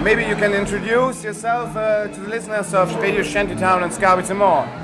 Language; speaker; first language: English; non-native, fluent; German